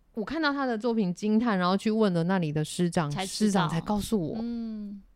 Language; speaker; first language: Chinese; native; Chinese